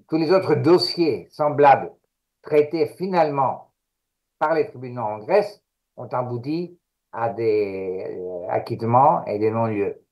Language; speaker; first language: French; non-native, fluent; Greek